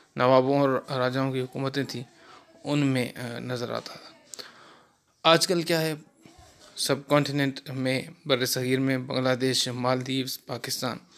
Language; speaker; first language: Urdu; non-native, local second language; Sindhi